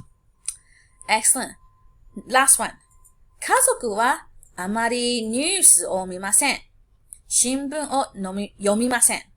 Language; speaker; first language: Japanese; non-native, fluent; English